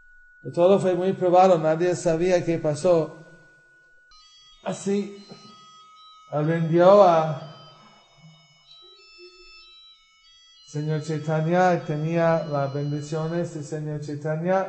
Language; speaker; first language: Spanish; non-native, fluent; English